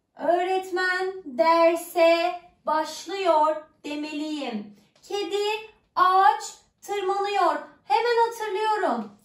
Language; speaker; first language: Turkish; native; Turkish